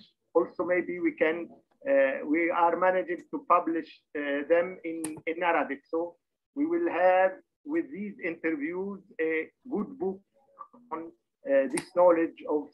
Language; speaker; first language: English; non-native, learner; Arabic